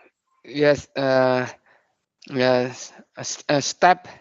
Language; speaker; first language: English; non-native, learner; Vietnamese